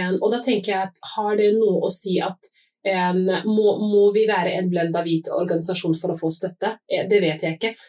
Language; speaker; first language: Norwegian; early bilingual, other home language; Somali